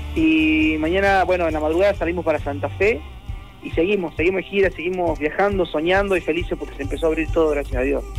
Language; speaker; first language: Spanish; native; Spanish